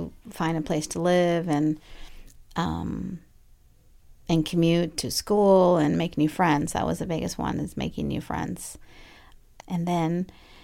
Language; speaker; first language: English; early bilingual, other home language; Spanish